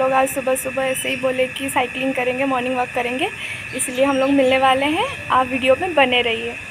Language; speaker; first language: Hindi; native; Hindi